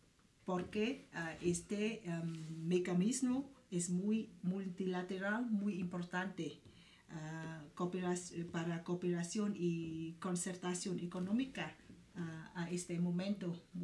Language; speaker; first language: Spanish; non-native, fluent; Vietnamese